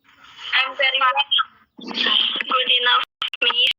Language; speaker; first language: English; non-native, learner; Indonesian